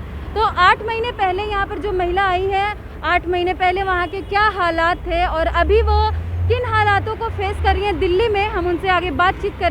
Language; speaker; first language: Hindi; native; Hindi